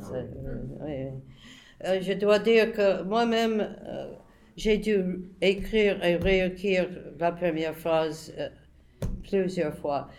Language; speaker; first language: French; non-native, fluent; English